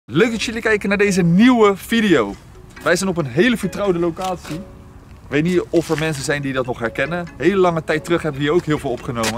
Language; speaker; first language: Dutch; native; Dutch